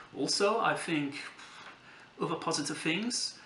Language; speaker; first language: English; native; English